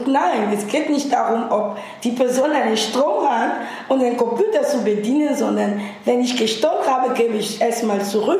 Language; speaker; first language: German; non-native, fluent; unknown